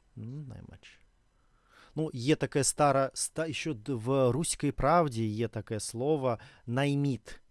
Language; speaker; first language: Ukrainian; non-native, learner; Russian